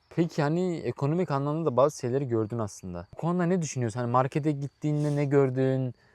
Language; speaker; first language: Turkish; native; Turkish